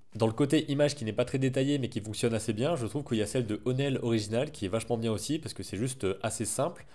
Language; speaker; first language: French; native; French